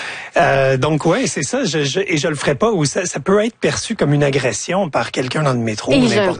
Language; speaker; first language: French; native; French